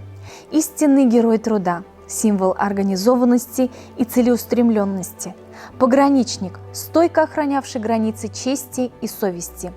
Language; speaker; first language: Russian; native; Russian